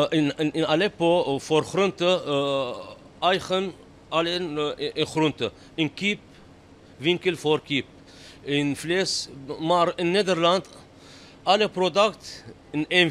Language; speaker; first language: Dutch; non-native, learner; Arabic